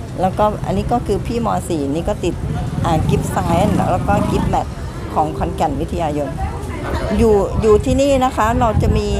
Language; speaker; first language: Thai; native; Thai